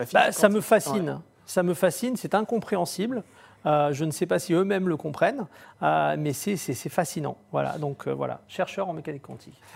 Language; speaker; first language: French; native; French